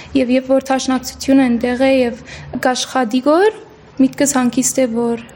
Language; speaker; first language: Armenian; early bilingual, heritage; Armenian